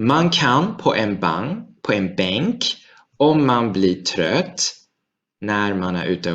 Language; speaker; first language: Swedish; non-native, fluent; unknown